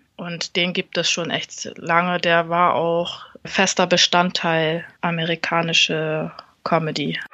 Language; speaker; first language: German; early bilingual, other home language; Vietnamese